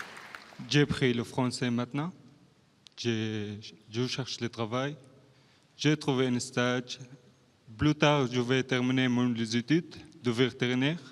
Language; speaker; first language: French; non-native, learner; Arabic